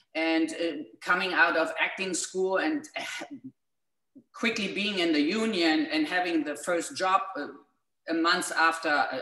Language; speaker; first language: English; non-native, fluent; German